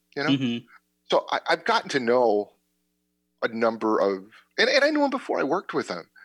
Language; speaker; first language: English; native; English